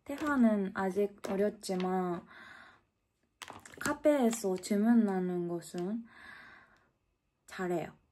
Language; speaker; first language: Korean; non-native, learner; Japanese